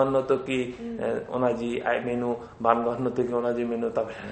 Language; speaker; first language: Japanese; non-native, learner; Bangla